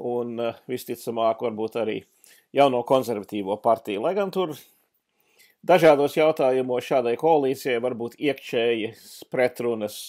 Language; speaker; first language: Latvian; early bilingual, heritage; English